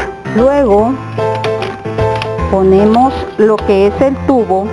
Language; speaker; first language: Spanish; native; Spanish